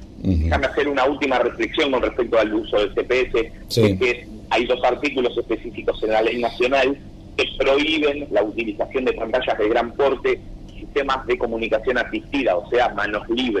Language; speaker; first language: Spanish; native; Spanish